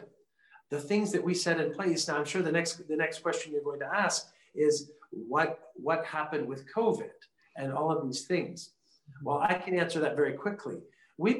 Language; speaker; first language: English; native; English